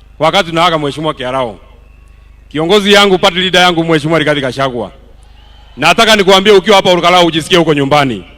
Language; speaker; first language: Swahili; non-native, local second language; Kikuyu